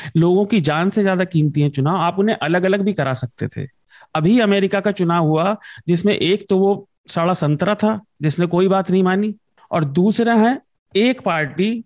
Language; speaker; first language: Hindi; native; Hindi